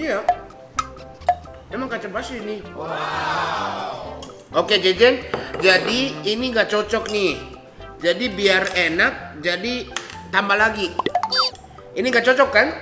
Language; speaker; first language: Indonesian; non-native, fluent; Japanese